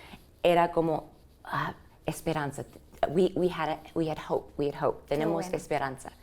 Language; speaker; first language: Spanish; early bilingual, heritage; English